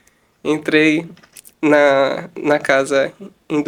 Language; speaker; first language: Portuguese; native; Portuguese